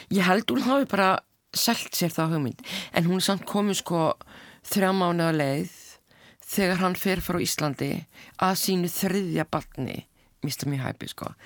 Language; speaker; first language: Icelandic; native; Icelandic